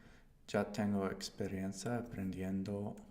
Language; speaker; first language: Spanish; non-native, learner; English